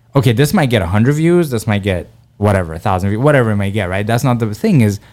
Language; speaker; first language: English; early bilingual, other home language; Persian